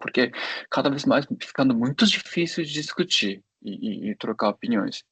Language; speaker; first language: Portuguese; non-native, fluent; Japanese